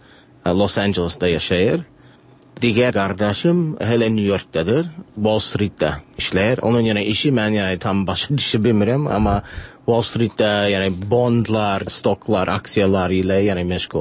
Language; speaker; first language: Turkish; non-native, fluent; English